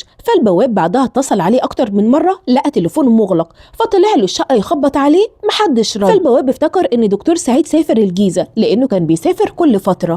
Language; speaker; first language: Arabic; native; Arabic